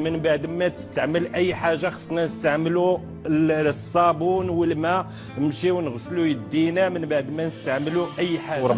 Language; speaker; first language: Arabic; native; Arabic